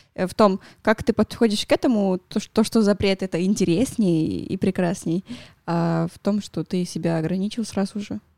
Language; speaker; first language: Russian; non-native, fluent; Spanish